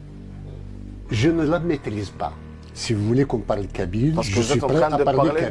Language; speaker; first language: French; non-native, local second language; Kabyle